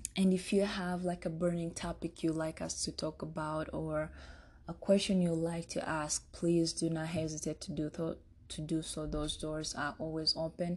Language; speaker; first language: English; non-native, local second language; Kinyarwanda